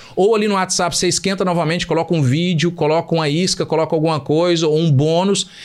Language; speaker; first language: Portuguese; native; Portuguese